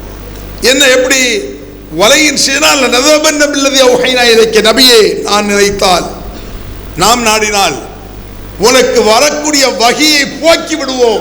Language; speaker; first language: Tamil; native; Tamil